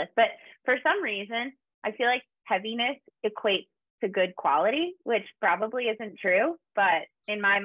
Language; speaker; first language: English; native; English